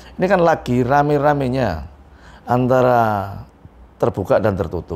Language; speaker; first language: Indonesian; non-native, local second language; Javanese